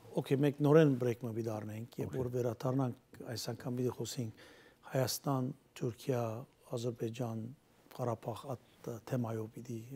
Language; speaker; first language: Armenian; early bilingual, heritage; Armenian